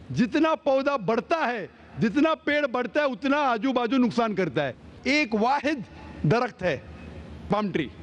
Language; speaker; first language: Hindi; non-native, local second language; Konkani